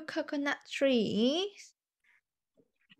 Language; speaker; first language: English; non-native, fluent; Vietnamese